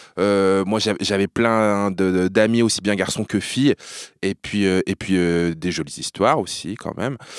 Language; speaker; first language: French; native; French